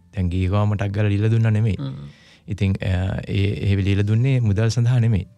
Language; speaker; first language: Sinhala; non-native, local second language; Tamil